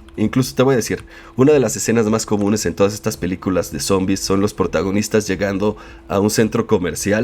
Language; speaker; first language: Spanish; native; Spanish